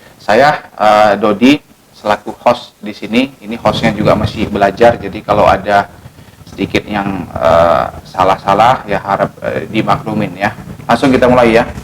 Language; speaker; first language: Indonesian; native; Indonesian